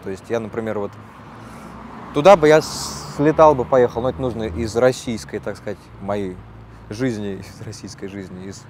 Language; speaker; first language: Russian; native; Russian